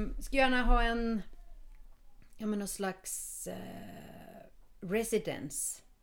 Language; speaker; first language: Swedish; early bilingual, heritage; Swedish